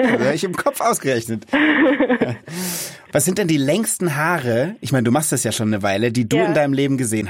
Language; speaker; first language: German; native; German